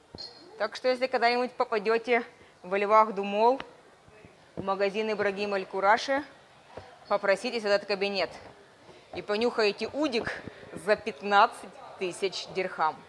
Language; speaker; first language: Russian; native; Russian